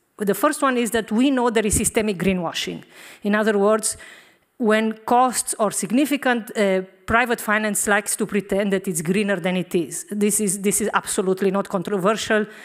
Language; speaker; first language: English; non-native, fluent; Romanian